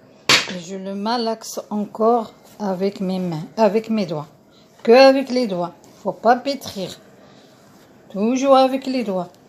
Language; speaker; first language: French; non-native, local second language; Arabic